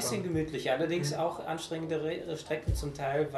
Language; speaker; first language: German; native; German